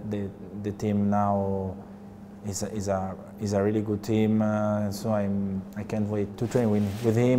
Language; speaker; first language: English; non-native, learner; Italian